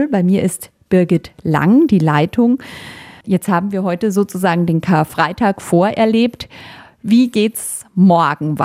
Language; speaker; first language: German; native; German